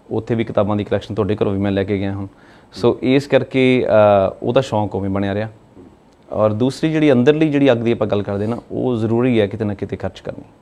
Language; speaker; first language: Punjabi; native; Punjabi